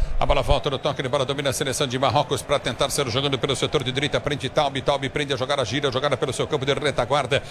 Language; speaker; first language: Portuguese; native; Portuguese